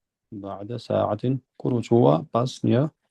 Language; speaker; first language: Arabic; non-native, fluent; Albanian